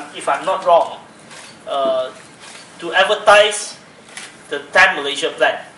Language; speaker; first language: English; non-native, local second language; Chinese